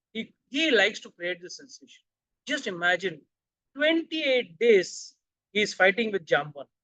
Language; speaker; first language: English; non-native, local second language; Hindi